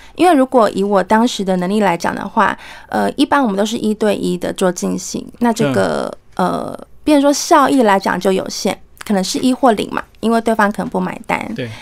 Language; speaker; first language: Chinese; native; Chinese